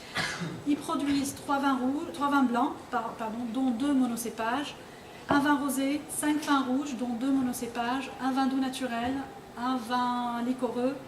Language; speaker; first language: French; non-native, local second language; Arabic